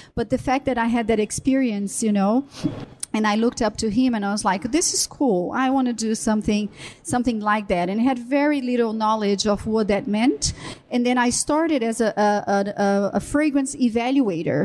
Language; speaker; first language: English; non-native, fluent; Portuguese